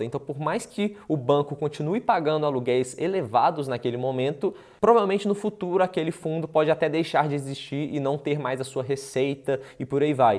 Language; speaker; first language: Portuguese; native; Portuguese